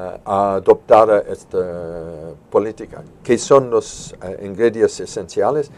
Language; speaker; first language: Spanish; non-native, fluent; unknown